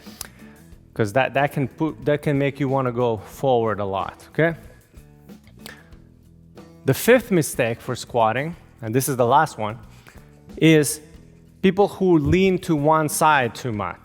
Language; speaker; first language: English; native; English